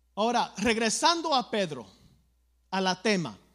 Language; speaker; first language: Spanish; early bilingual, other home language; English